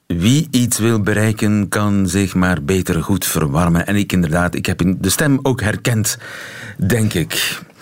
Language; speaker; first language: Dutch; native; Dutch